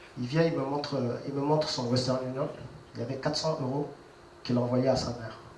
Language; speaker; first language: French; non-native, local second language; Wolof